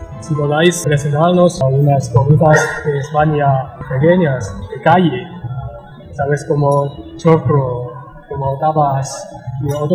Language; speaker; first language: Spanish; non-native, learner; Chinese